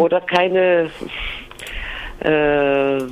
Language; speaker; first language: German; non-native, fluent; Greek